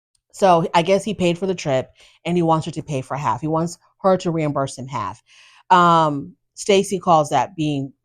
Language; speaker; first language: English; native; English